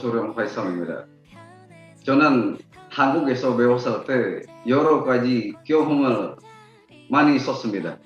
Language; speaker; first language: Korean; non-native, learner; Indonesian